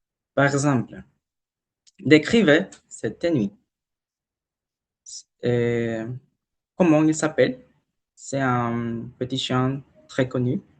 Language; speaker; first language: French; non-native, learner; Spanish